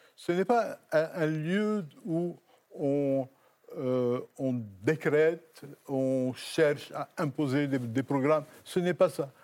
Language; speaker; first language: French; non-native, local second language; Arabic